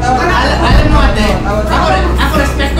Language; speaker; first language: Filipino; non-native, learner; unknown